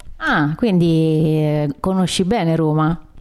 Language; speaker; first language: Italian; native; Italian